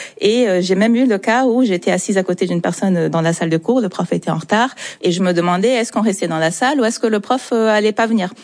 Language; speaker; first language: French; non-native, local second language; Portuguese